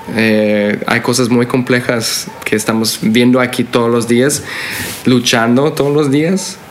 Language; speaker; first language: Spanish; non-native, fluent; English